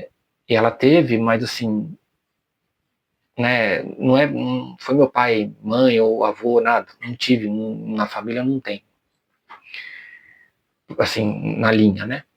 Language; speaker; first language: Portuguese; native; Portuguese